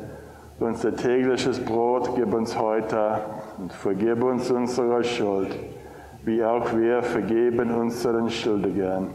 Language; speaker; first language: German; non-native, fluent; English